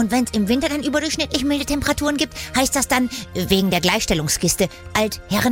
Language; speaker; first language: German; native; German